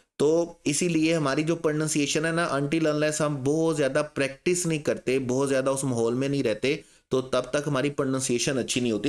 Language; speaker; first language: Urdu; non-native, local second language; Punjabi